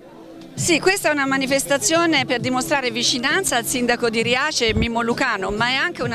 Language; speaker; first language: Italian; native; Italian